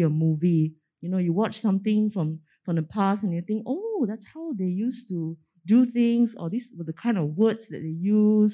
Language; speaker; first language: English; non-native, local second language; Min Nan Chinese